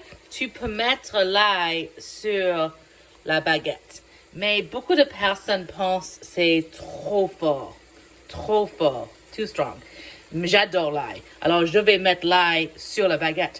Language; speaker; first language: French; non-native, fluent; English